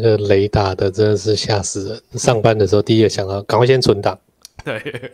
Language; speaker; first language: Chinese; native; Chinese